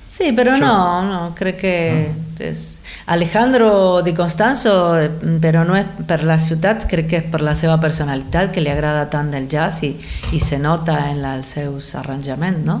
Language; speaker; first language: Catalan; non-native, learner; Spanish